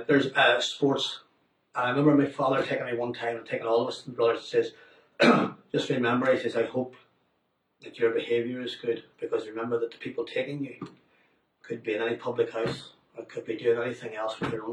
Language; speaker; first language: English; native; English